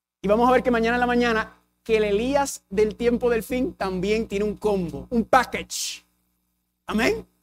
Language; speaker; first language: Spanish; early bilingual, heritage; English